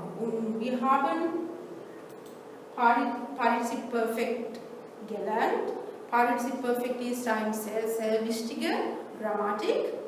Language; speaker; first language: German; non-native, fluent; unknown